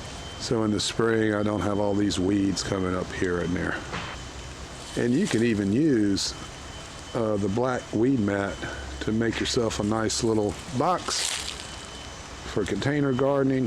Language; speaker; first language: English; native; English